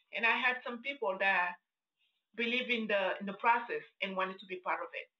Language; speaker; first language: English; non-native, fluent; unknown